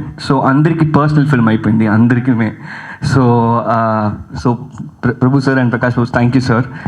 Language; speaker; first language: Telugu; early bilingual, heritage; Telugu